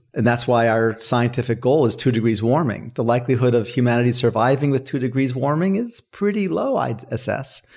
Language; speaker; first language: English; native; English